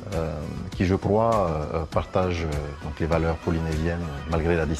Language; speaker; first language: French; native; French